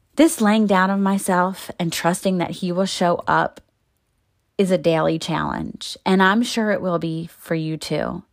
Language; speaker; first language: English; native; English